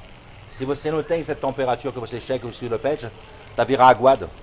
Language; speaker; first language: Portuguese; non-native, fluent; French